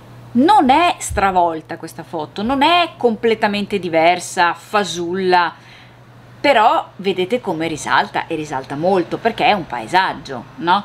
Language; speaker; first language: Italian; native; Italian